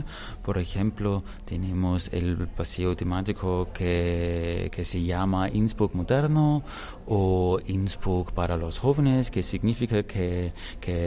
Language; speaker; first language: Spanish; non-native, fluent; German